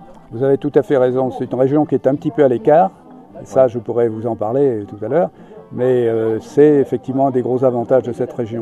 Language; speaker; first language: French; native; French